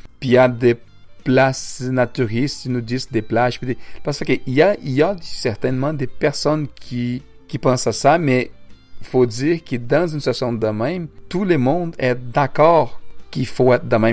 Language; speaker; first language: French; non-native, fluent; Portuguese